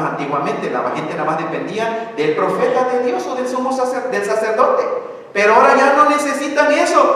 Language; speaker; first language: Spanish; native; Spanish